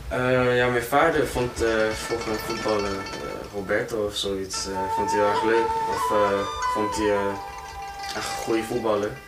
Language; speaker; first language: Dutch; early bilingual, other home language; Cantonese